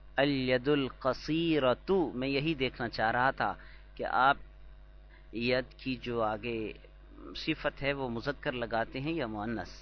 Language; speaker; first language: Urdu; native; Urdu